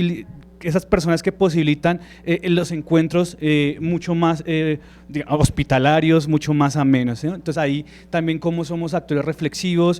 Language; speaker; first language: Spanish; native; Spanish